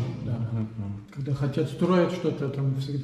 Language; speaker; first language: Russian; non-native, fluent; German